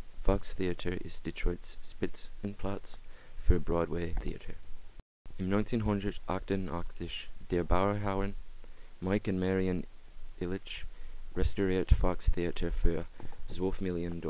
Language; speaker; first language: German; non-native, learner; English